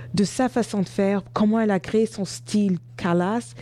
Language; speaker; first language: French; native; French